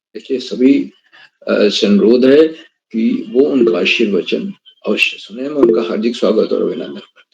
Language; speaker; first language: Hindi; native; Hindi